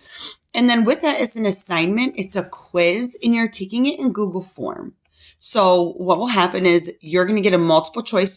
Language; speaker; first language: English; native; English